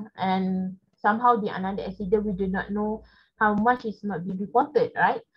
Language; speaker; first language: English; non-native, local second language; Malay